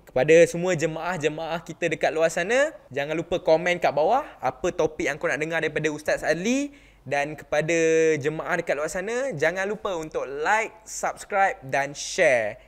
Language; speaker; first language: Malay; native; Malay